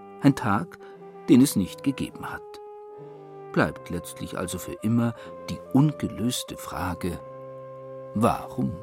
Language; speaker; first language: German; native; German